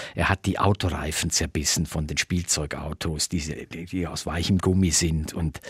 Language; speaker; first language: German; native; German